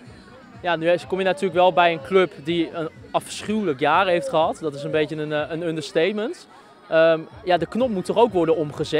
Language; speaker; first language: Dutch; native; Dutch